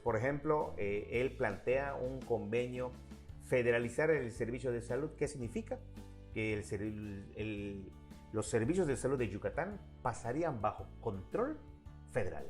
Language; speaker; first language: Spanish; native; Spanish